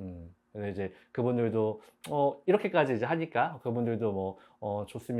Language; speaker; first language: Korean; native; Korean